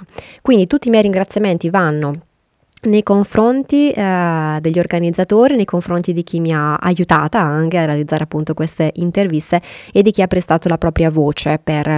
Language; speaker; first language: Italian; native; Italian